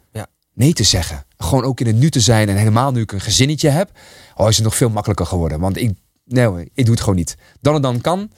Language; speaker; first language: Dutch; early bilingual, other home language; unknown